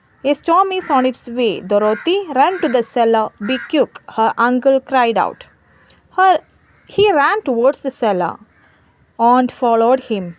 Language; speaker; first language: English; non-native, local second language; Malayalam